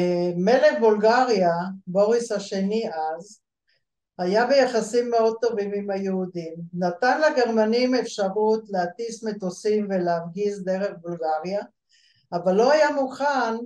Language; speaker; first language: Hebrew; early bilingual, other home language; Bulgarian